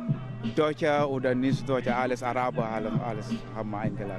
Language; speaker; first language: German; non-native, learner; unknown